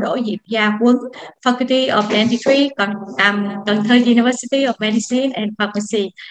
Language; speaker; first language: English; non-native, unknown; Vietnamese